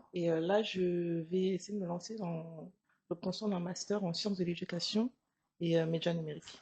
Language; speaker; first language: French; early bilingual, other home language; Lingala